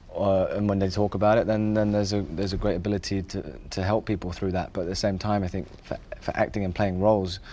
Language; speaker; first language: English; native; English